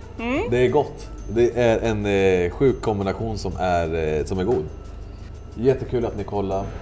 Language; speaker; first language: Swedish; native; Swedish